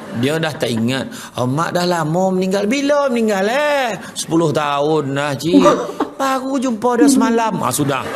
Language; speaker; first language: Malay; native; Malay